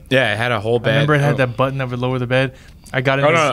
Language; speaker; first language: English; native; English